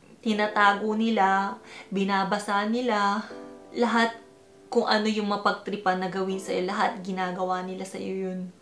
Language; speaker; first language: Filipino; early bilingual, heritage; Filipino